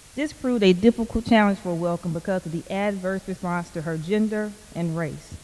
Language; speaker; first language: English; native; English